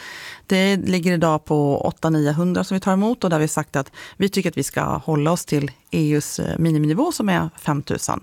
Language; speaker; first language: Swedish; native; Swedish